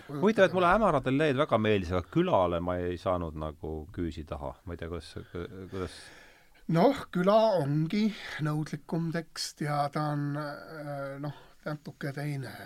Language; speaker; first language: Estonian; non-native, local second language; Russian